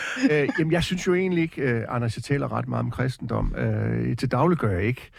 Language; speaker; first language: Danish; native; Danish